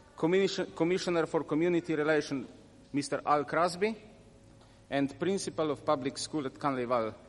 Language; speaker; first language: English; non-native, fluent; Slovenian